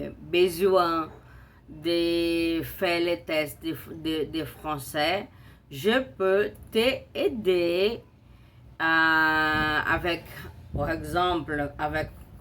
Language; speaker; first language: French; non-native, learner; Portuguese